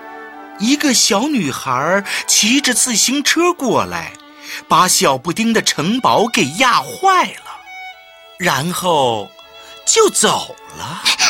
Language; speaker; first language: Chinese; native; Chinese